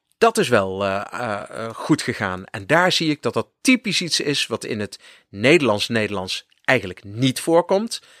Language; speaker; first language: Dutch; native; Dutch